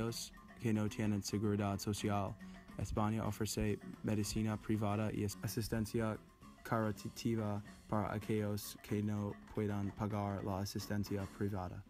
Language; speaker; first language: Spanish; non-native, learner; English